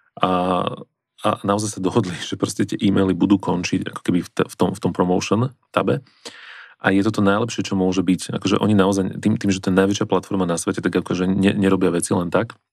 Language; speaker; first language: Slovak; native; Slovak